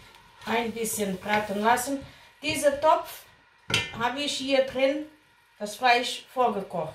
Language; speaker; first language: German; non-native, fluent; Portuguese